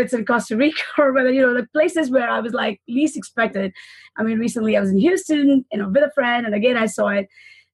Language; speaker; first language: English; non-native, local second language; Hindi